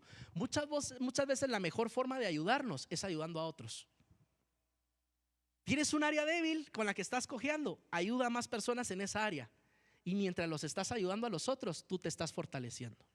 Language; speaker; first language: Spanish; native; Spanish